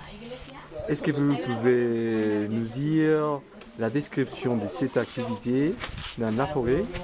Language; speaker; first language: French; non-native, learner; Spanish